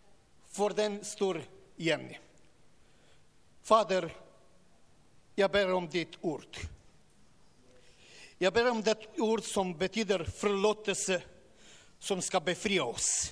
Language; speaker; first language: Swedish; non-native, learner; Romanian